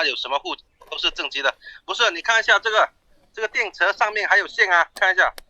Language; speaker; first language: Chinese; native; Chinese